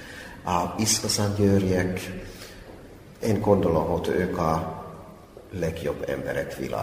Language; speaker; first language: Hungarian; non-native, fluent; Finnish